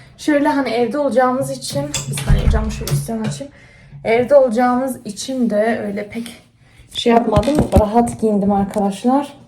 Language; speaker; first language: Turkish; early bilingual, heritage; Turkish